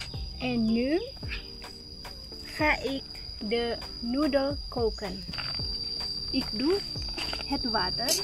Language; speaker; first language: Dutch; non-native, learner; Indonesian